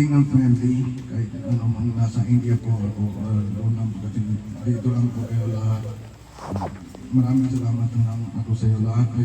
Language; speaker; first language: Filipino; non-native, learner; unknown